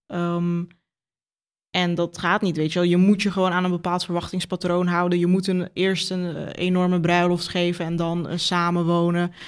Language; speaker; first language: Dutch; early bilingual, other home language; Turkish